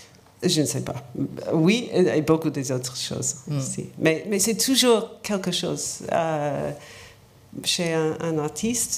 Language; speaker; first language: French; non-native, learner; English